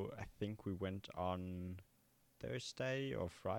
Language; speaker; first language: English; non-native, fluent; German